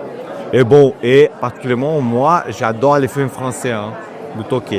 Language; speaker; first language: French; non-native, fluent; Portuguese